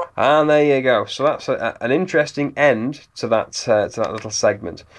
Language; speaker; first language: English; native; English